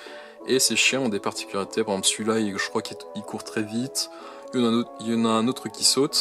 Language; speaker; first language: French; native; French